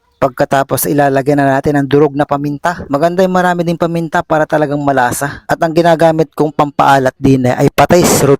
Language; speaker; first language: Filipino; native; Filipino